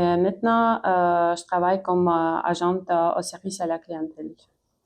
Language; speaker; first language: French; non-native, fluent; Ukrainian